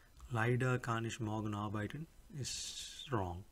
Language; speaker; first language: German; non-native, fluent; English